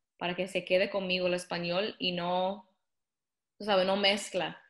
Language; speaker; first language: Spanish; non-native, fluent; English